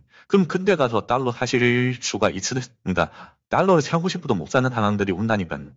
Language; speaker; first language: Korean; native; Korean